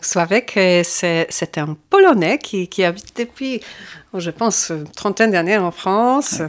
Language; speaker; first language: French; non-native, fluent; Polish